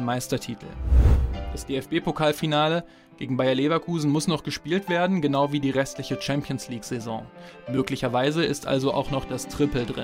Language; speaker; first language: German; native; German